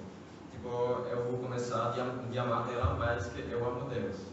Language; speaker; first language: Portuguese; non-native, fluent; French